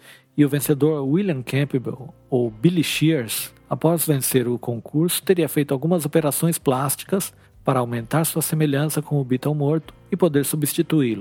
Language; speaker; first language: Portuguese; native; Portuguese